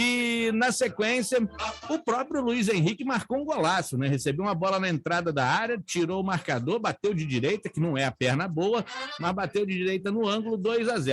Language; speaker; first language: Portuguese; native; Portuguese